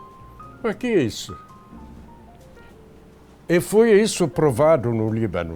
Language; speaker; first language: Portuguese; non-native, fluent; Arabic